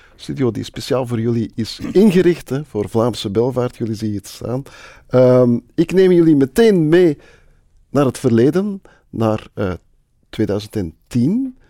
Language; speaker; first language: Dutch; native; Dutch